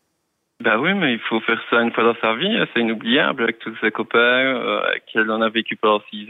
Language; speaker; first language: French; native; French